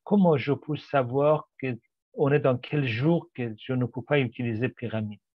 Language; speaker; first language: French; non-native, fluent; Persian